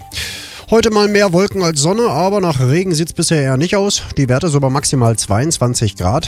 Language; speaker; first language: German; native; German